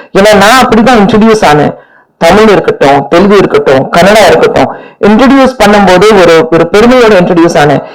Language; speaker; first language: Tamil; non-native, fluent; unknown